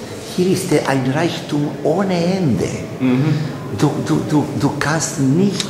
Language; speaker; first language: German; non-native, learner; Italian